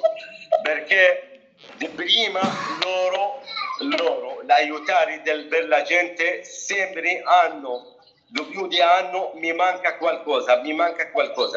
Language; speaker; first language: Italian; non-native, learner; Arabic